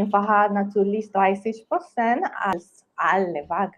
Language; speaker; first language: German; non-native, learner; Spanish